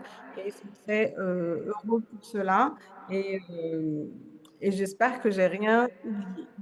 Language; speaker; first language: French; non-native, fluent; Portuguese